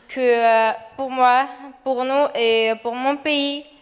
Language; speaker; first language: French; non-native, fluent; Ukrainian